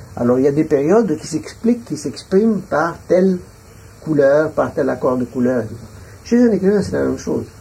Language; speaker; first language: French; non-native, local second language; Arabic